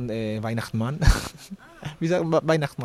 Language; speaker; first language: German; non-native, learner; Spanish